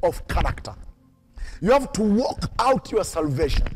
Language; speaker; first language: English; non-native, local second language; Swahili